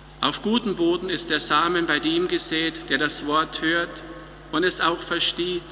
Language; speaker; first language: German; native; German